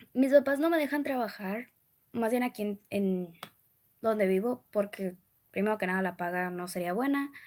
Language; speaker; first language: Spanish; early bilingual, other home language; English